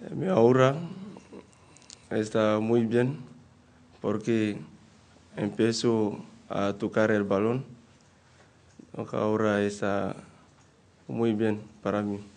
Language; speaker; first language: Spanish; non-native, learner; French